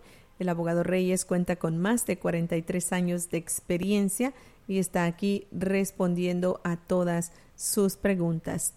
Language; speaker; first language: Spanish; native; Spanish